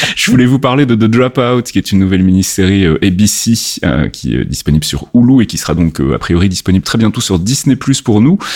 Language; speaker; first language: French; native; French